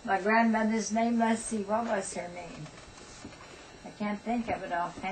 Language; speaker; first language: English; native; English